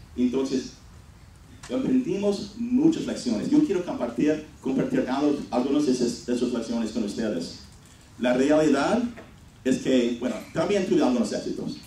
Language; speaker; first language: Spanish; non-native, fluent; English